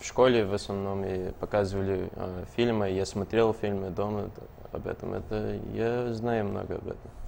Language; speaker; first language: Russian; early bilingual, heritage; Russian